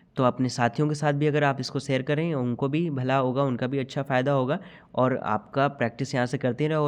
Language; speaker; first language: Hindi; native; Hindi